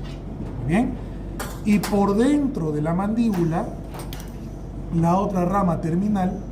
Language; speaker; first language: Spanish; native; Spanish